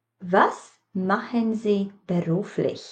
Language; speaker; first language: German; non-native, fluent; Latvian